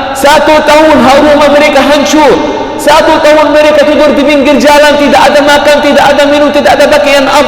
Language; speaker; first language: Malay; non-native, fluent; Arabic